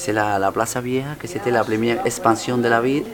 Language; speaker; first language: French; non-native, fluent; Spanish